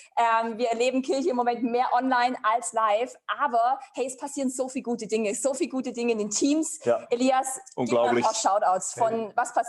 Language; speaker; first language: German; native; German